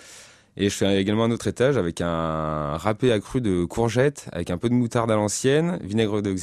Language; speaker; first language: French; native; French